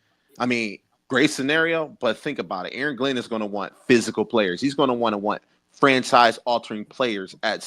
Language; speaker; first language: English; native; English